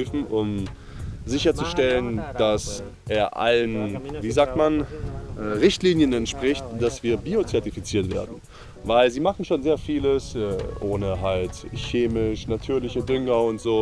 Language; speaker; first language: German; native; German